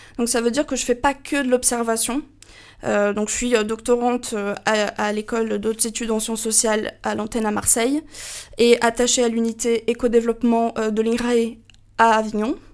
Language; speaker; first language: French; non-native, fluent; Portuguese